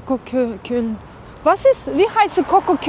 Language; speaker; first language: German; non-native, learner; Uzbek